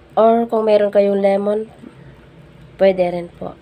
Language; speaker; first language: Filipino; non-native, local second language; Cebuano